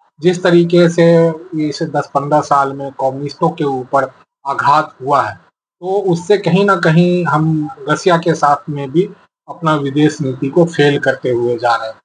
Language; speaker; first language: Hindi; native; Hindi